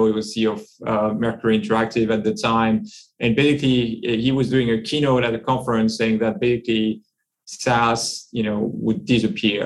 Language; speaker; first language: English; non-native, fluent; French